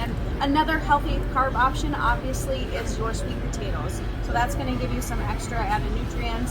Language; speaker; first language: English; native; English